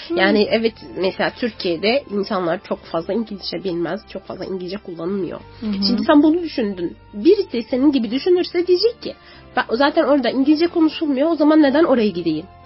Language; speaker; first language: Turkish; non-native, fluent; Arabic